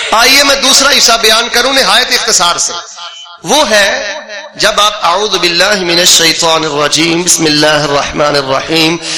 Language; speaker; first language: Urdu; non-native, local second language; Punjabi